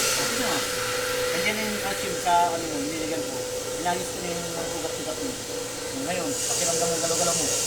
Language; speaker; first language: Filipino; non-native, local second language; Cebuano